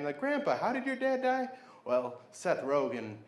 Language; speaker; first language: English; native; English